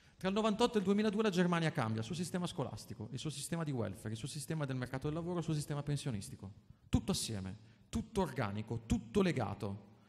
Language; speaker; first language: Italian; native; Italian